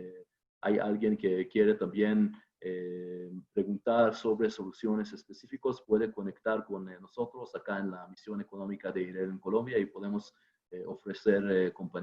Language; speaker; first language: Spanish; non-native, fluent; Hebrew